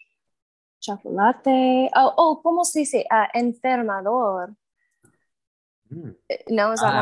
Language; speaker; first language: Spanish; non-native, learner; English